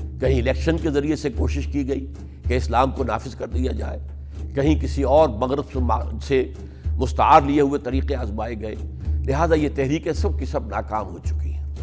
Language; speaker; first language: Urdu; native; Urdu